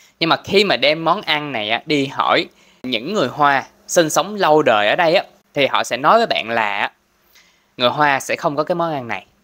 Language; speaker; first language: Vietnamese; non-native, local second language; Cantonese